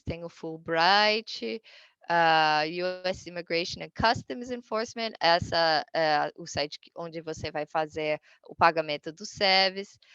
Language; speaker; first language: Portuguese; non-native, fluent; English